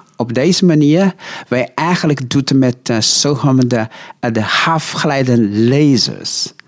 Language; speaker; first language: Dutch; non-native, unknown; Chinese